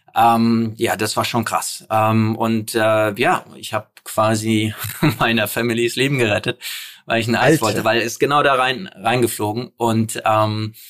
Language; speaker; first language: German; early bilingual, other home language; Polish